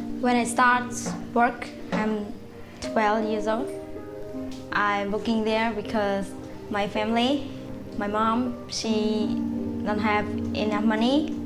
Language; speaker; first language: English; non-native, learner; Khmer